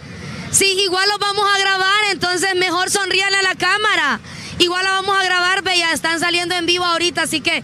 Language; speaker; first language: Spanish; native; Spanish